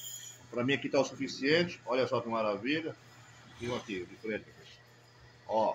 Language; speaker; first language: Portuguese; native; Portuguese